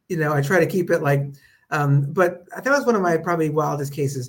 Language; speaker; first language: English; native; English